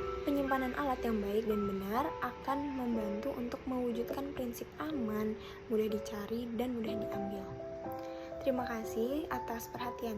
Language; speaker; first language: Malay; native; Malay